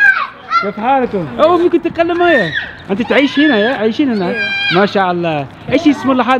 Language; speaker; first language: Arabic; non-native, learner; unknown